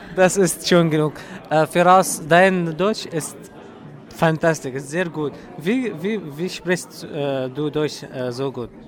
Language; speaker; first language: German; non-native, learner; Arabic